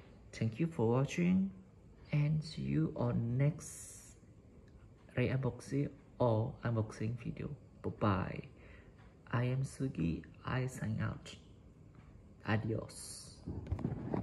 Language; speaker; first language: English; non-native, learner; Indonesian